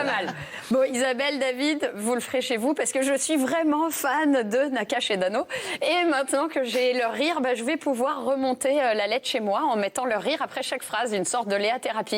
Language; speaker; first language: French; native; French